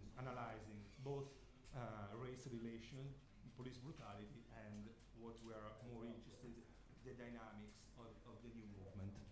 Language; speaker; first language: English; non-native, fluent; Italian